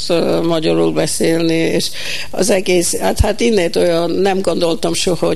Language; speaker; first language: Hungarian; early bilingual, heritage; Hungarian